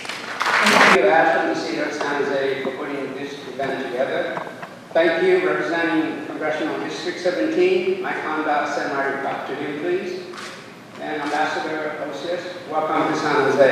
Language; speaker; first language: English; non-native, fluent; Vietnamese